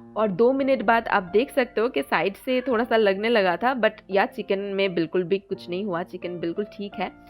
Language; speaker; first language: Hindi; non-native, local second language; Bangla